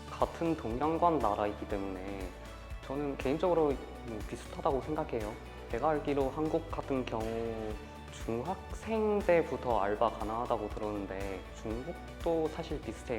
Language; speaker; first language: Korean; non-native, fluent; Chinese